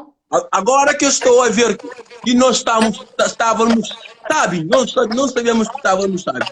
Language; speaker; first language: Portuguese; non-native, learner; Kabuverdianu